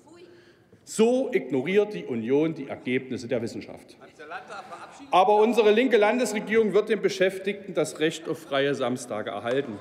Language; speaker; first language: German; native; German